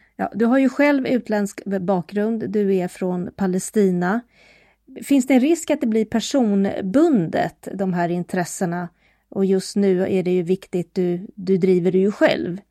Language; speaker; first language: Swedish; native; Swedish